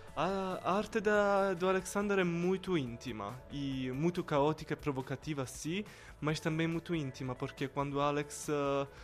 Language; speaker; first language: Portuguese; non-native, learner; Italian